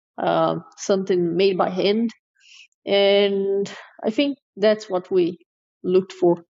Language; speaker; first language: English; non-native, fluent; Portuguese